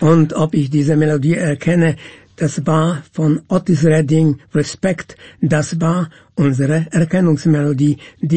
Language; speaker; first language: German; non-native, fluent; Polish